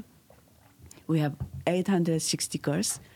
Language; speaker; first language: English; non-native, learner; Korean